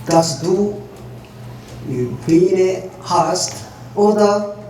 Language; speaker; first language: German; non-native, fluent; Korean